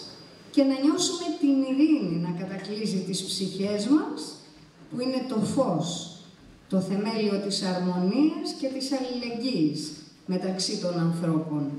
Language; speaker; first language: Greek; native; Greek